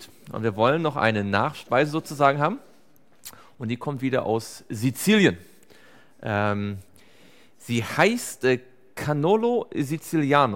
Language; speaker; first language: German; native; German